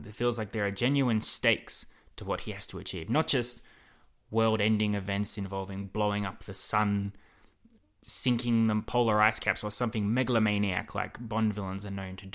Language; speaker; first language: English; native; English